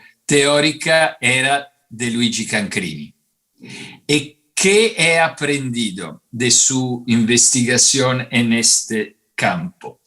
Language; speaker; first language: Spanish; non-native, fluent; Italian